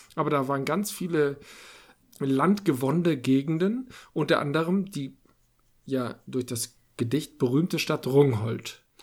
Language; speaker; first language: German; native; German